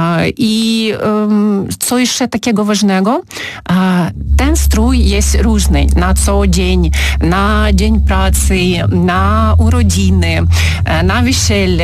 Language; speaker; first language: Polish; non-native, fluent; Ukrainian